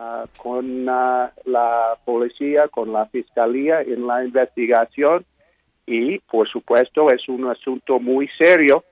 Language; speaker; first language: Spanish; non-native, fluent; English